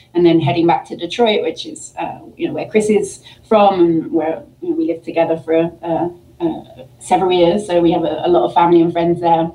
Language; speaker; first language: English; native; English